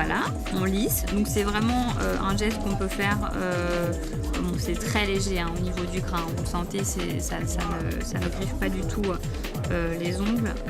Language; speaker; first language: French; native; French